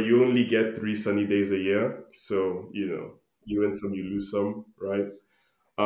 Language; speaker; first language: English; non-native, local second language; Akan